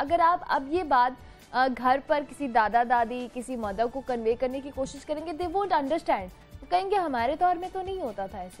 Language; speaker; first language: Urdu; native; Urdu